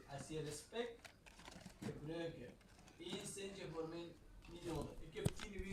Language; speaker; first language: Dutch; non-native, learner; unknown